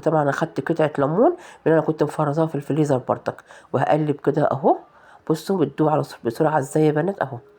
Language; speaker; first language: Arabic; native; Arabic